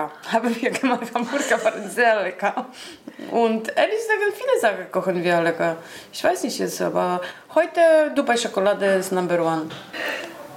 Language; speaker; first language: German; non-native, learner; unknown